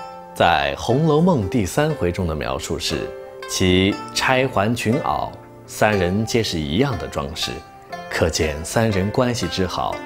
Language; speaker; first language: Chinese; native; Chinese